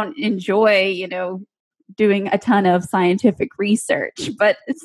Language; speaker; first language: English; native; English